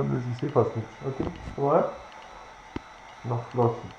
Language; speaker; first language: German; native; German